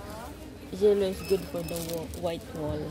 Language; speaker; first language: English; non-native, learner; Filipino